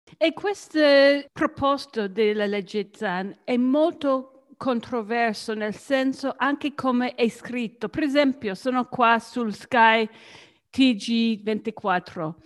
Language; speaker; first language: Italian; non-native, fluent; English